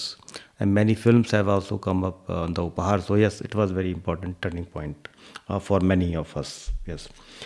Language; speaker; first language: English; non-native, local second language; Hindi